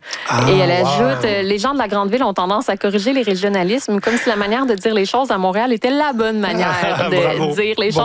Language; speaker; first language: French; native; French